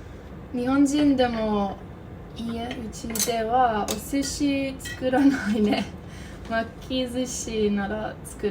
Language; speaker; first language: Japanese; non-native, learner; English